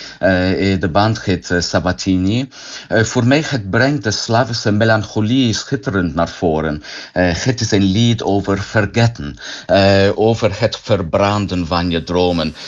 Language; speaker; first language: Dutch; non-native, learner; English